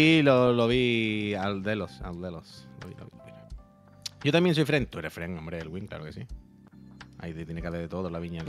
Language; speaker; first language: Spanish; native; Spanish